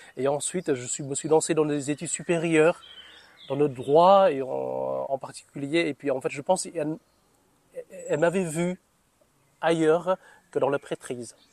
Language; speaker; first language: French; non-native, fluent; Vietnamese